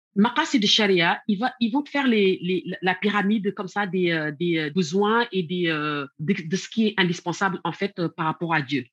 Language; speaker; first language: French; non-native, local second language; Wolof